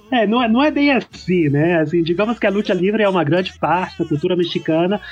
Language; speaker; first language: Portuguese; early bilingual, heritage; Portuguese